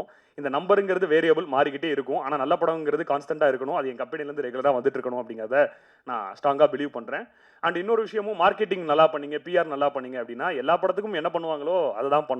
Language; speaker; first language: Tamil; native; Tamil